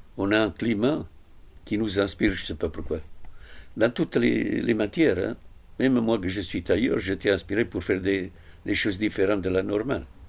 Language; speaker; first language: French; non-native, fluent; Italian